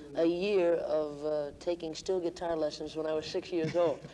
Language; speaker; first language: English; native; English